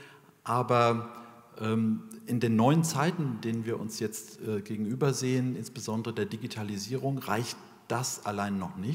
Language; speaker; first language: German; native; German